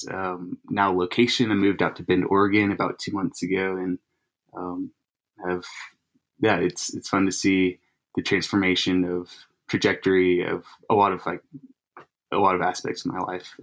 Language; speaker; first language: English; native; English